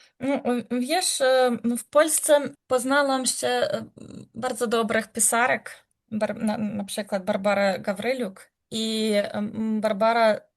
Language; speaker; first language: Polish; non-native, learner; Ukrainian